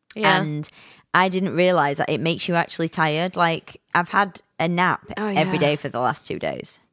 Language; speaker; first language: English; native; English